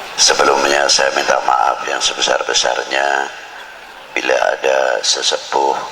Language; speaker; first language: Indonesian; non-native, local second language; Javanese